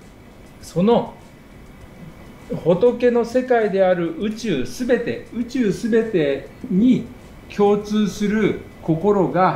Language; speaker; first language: Japanese; native; Japanese